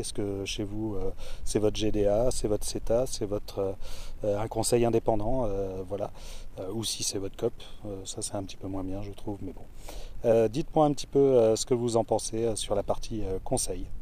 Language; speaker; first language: French; native; French